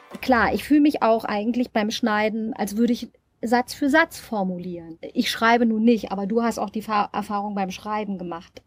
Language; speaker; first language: German; native; German